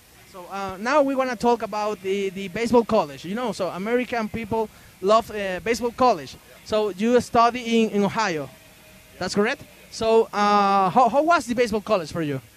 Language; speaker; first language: English; non-native, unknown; Spanish